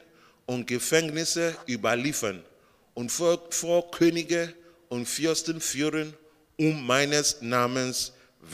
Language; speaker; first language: German; non-native, learner; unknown